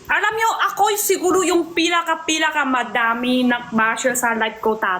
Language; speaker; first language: Filipino; non-native, learner; Chinese